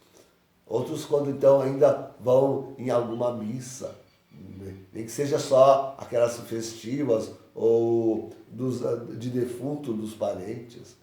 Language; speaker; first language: Portuguese; native; Portuguese